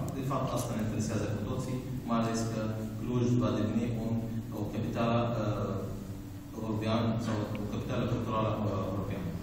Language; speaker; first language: Romanian; non-native, fluent; Arabic